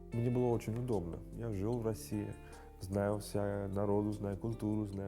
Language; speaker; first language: Russian; non-native, learner; Hindi